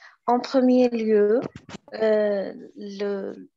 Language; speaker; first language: French; non-native, learner; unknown